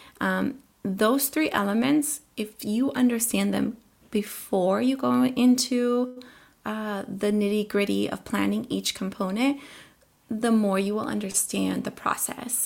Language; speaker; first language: English; early bilingual, other home language; Spanish